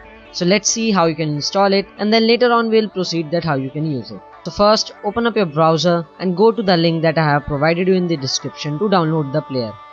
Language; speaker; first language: English; non-native, local second language; Hindi